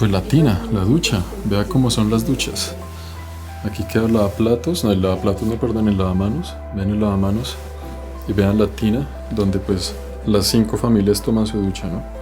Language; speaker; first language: Spanish; native; Spanish